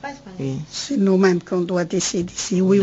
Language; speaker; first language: French; non-native, learner; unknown